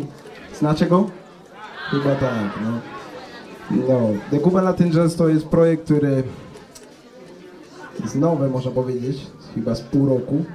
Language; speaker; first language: Polish; non-native, fluent; Spanish